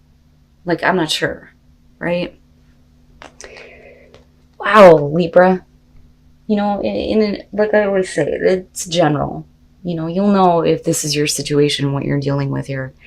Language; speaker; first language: English; native; English